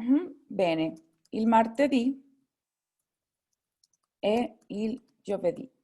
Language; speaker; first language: Italian; non-native, fluent; Spanish